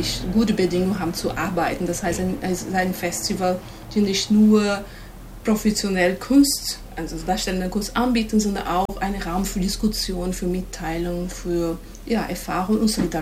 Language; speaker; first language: German; non-native, fluent; Portuguese